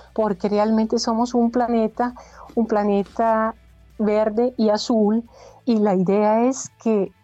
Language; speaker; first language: Spanish; non-native, fluent; German